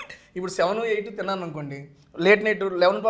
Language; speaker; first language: Telugu; native; Telugu